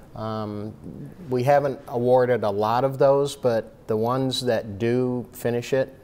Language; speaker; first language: English; native; English